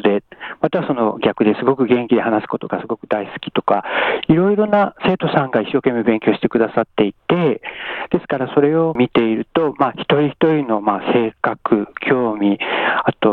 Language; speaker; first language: Japanese; native; Japanese